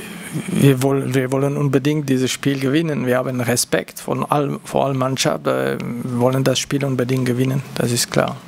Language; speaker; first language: German; non-native, local second language; French